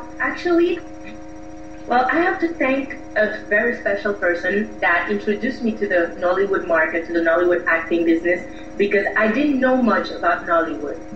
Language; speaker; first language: English; non-native, fluent; Haitian Creole